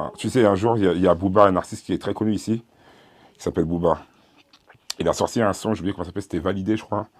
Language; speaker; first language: French; early bilingual, other home language; Haitian Creole